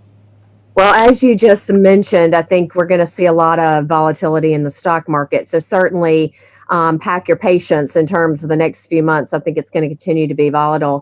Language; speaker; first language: English; native; English